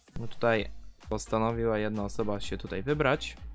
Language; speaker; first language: Polish; native; Polish